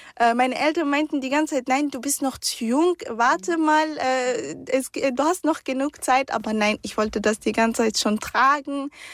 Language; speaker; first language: German; early bilingual, other home language; Arabic